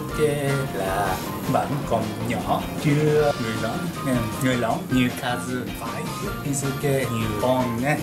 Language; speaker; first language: Vietnamese; non-native, learner; Japanese